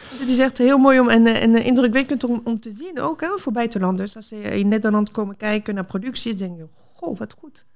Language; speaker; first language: Dutch; non-native, fluent; French